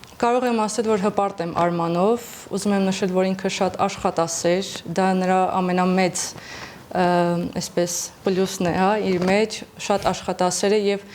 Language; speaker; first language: Armenian; native; Armenian